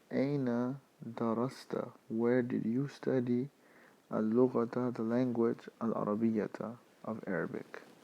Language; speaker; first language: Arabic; non-native, fluent; English